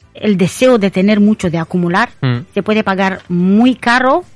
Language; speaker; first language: Spanish; non-native, fluent; Romanian